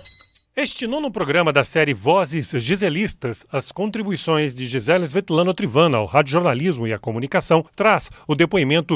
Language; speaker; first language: Portuguese; native; Portuguese